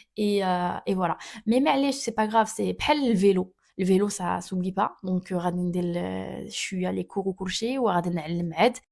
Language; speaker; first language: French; early bilingual, other home language; Arabic